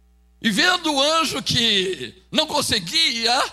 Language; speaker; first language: Portuguese; native; Portuguese